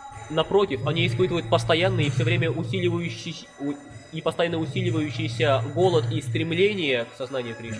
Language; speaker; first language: Russian; native; Russian